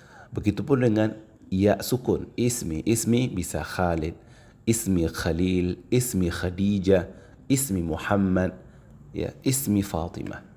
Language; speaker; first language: Arabic; non-native, fluent; Indonesian